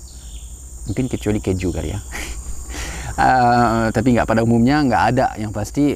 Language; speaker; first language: Indonesian; non-native, fluent; French